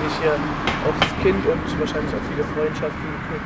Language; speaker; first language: German; native; German